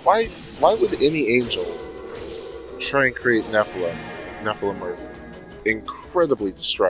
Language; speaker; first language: English; native; English